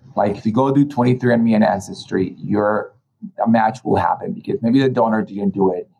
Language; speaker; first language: English; early bilingual, other home language; Spanish